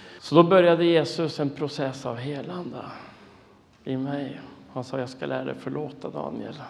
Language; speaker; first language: Swedish; non-native, fluent; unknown